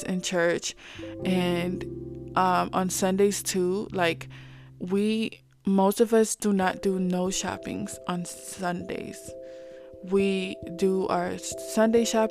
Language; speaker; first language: English; non-native, fluent; Samoan